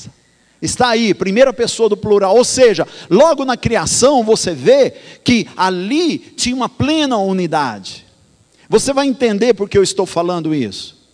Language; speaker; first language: Portuguese; native; Portuguese